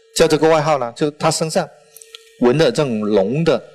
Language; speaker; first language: Chinese; non-native, local second language; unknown